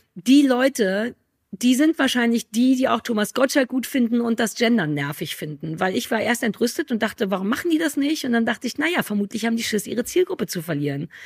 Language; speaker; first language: German; native; German